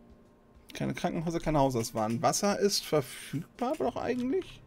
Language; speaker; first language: German; native; German